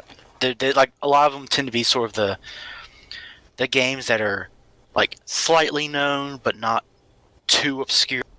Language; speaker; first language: English; native; English